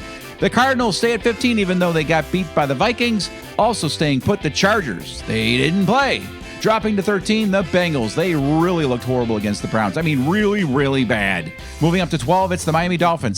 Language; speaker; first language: English; native; English